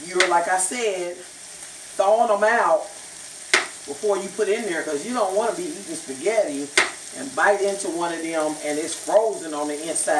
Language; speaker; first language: English; native; English